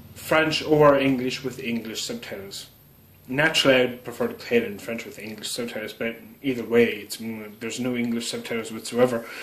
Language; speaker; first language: English; native; English